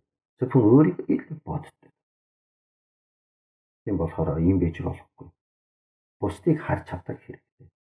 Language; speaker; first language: Mongolian; non-native, fluent; Korean